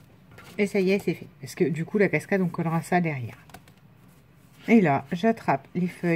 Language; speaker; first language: French; native; French